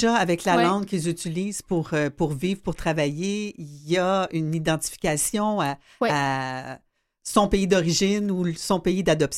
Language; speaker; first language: French; native; French